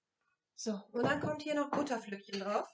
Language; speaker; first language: German; non-native, fluent; French